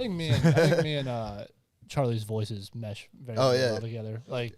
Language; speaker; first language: English; native; English